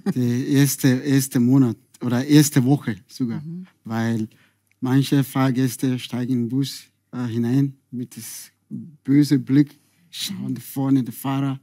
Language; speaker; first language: German; non-native, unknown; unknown